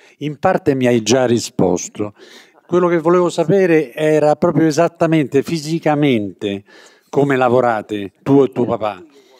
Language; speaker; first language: Italian; native; Italian